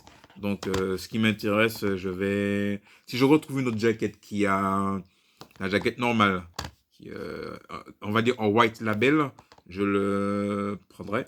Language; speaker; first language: French; native; French